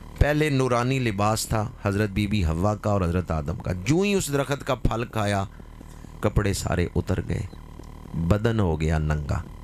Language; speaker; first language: Urdu; non-native, local second language; Punjabi